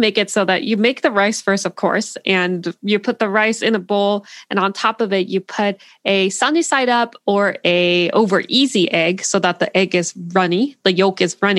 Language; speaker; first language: English; non-native, fluent; Korean